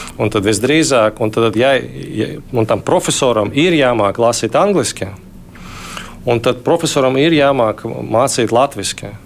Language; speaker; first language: Latvian; non-native, local second language; Russian